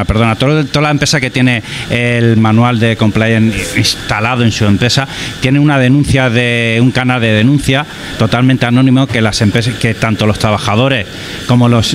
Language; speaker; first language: Spanish; native; Spanish